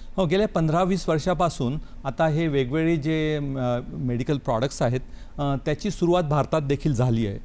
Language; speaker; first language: Marathi; native; Marathi